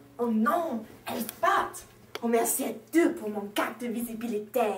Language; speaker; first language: French; non-native, learner; English